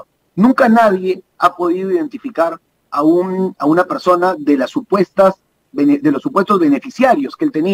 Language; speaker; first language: Spanish; native; Spanish